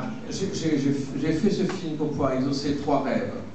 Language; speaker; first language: French; native; French